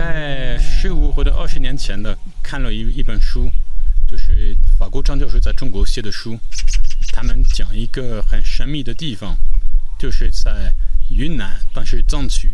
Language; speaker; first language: Chinese; non-native, fluent; French